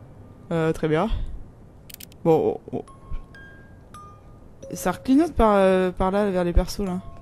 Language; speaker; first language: French; native; French